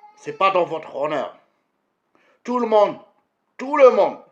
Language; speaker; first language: French; non-native, local second language; Arabic